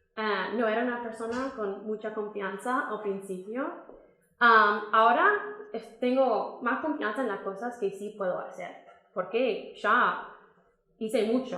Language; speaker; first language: Spanish; non-native, fluent; English